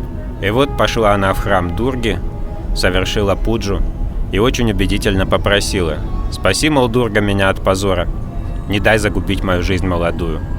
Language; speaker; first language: Russian; native; Russian